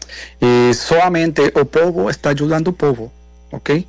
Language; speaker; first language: Portuguese; non-native, learner; Spanish